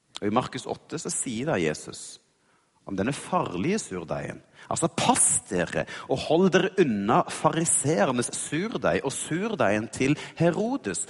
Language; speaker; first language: Norwegian; native; Norwegian